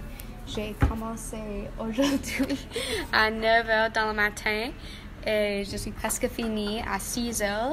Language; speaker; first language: French; non-native, learner; English